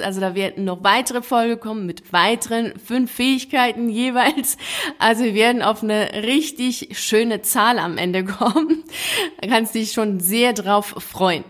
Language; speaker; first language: German; native; German